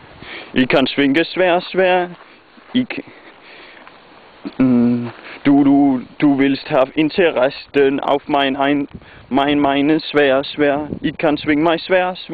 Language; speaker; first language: German; non-native, learner; Danish